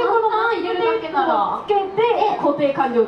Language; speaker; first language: Japanese; native; Japanese